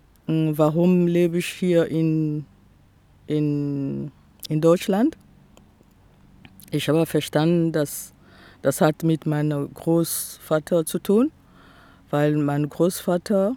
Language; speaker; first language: German; non-native, fluent; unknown